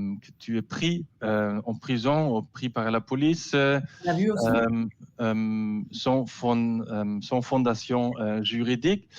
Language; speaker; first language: French; non-native, learner; German